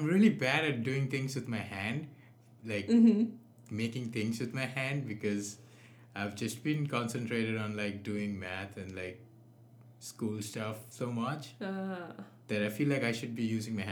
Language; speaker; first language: English; non-native, local second language; Nepali